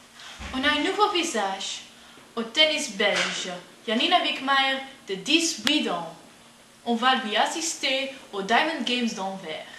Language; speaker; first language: French; non-native, learner; Dutch